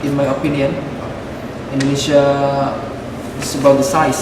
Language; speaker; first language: English; non-native, fluent; Indonesian